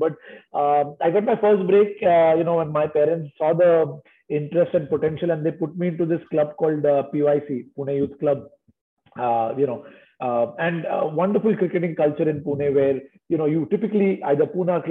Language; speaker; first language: English; non-native, local second language; Marathi